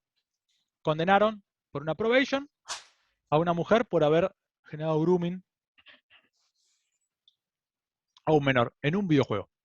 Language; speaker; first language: Spanish; native; Spanish